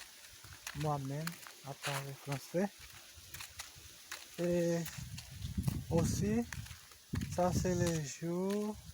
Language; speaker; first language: French; non-native, learner; Portuguese